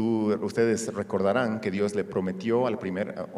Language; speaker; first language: Spanish; native; Spanish